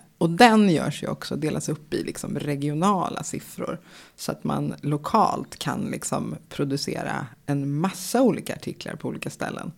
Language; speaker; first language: Swedish; native; Swedish